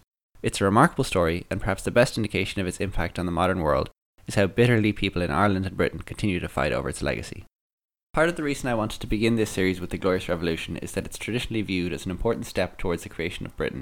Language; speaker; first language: English; native; English